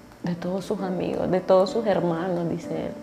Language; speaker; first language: Spanish; native; Spanish